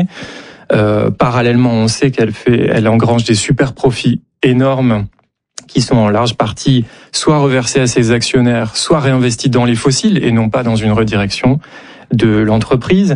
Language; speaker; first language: French; native; French